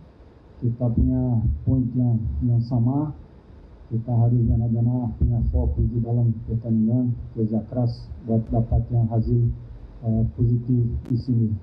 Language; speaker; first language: Indonesian; non-native, fluent; Thai